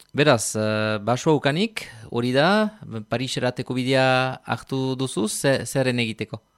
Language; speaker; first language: Basque; native; Basque